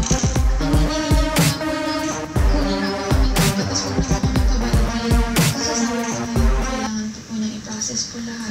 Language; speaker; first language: Filipino; native; Filipino